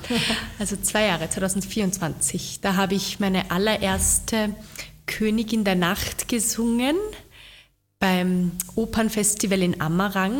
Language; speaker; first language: German; native; German